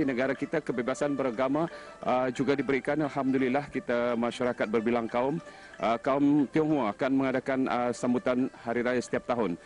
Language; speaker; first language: Malay; native; Malay